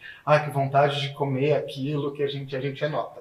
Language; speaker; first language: Portuguese; native; Portuguese